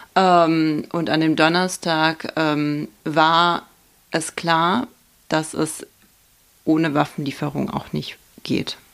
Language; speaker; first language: German; early bilingual, other home language; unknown